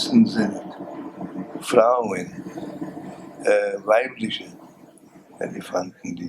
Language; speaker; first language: German; non-native, learner; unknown